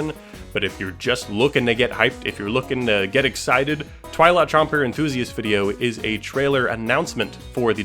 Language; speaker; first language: English; native; English